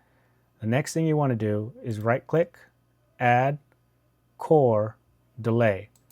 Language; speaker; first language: English; native; English